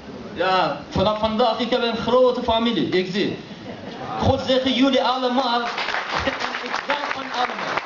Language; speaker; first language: Dutch; non-native, learner; Persian